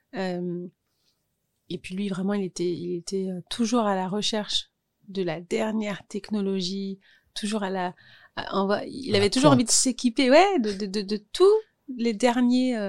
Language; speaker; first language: French; native; French